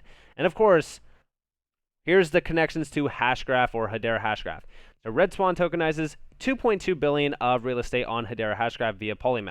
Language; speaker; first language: English; native; English